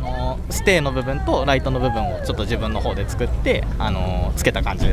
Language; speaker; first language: Japanese; native; Japanese